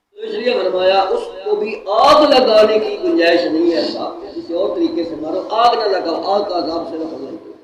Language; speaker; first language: Urdu; non-native, local second language; Punjabi